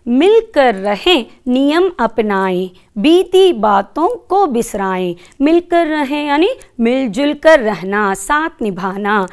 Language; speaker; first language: Hindi; non-native, local second language; Kannada